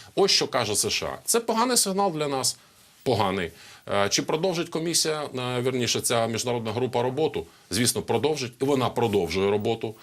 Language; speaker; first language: Ukrainian; non-native, local second language; Russian